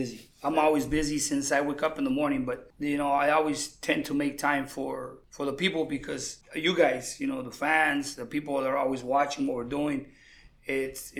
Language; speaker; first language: English; early bilingual, other home language; Spanish